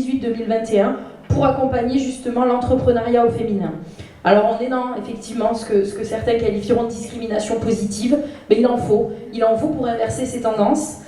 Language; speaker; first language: French; native; French